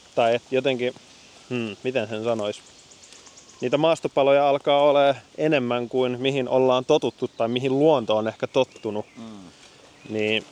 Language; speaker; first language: Finnish; native; Finnish